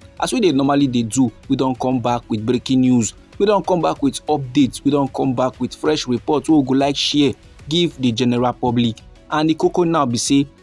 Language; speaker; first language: Nigerian Pidgin; native; Nigerian Pidgin